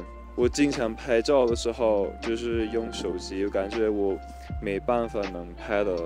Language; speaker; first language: Chinese; non-native, fluent; English